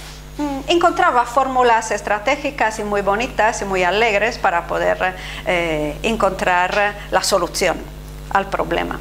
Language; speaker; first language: Spanish; non-native, fluent; Italian